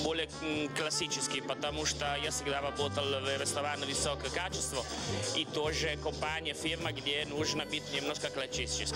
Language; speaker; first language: Russian; non-native, learner; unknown